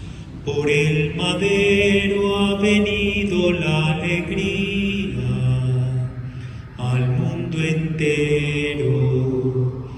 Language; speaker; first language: Spanish; native; Spanish